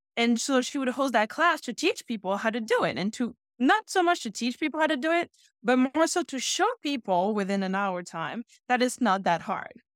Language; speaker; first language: English; non-native, fluent; French